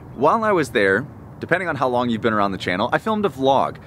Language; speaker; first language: English; native; English